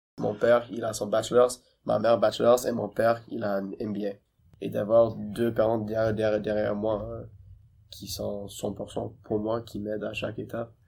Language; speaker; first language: French; non-native, fluent; English